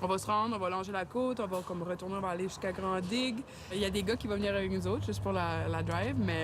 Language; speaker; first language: French; native; French